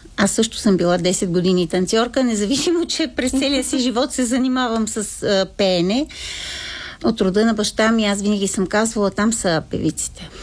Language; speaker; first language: Bulgarian; native; Bulgarian